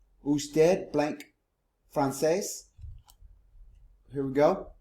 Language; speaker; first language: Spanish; non-native, fluent; English